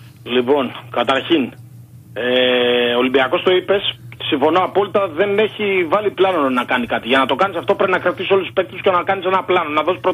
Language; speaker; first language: Greek; native; Greek